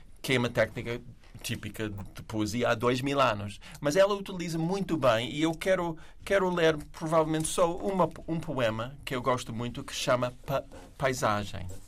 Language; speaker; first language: Portuguese; non-native, fluent; English